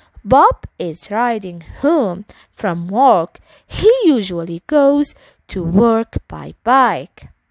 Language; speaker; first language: English; non-native, fluent; Arabic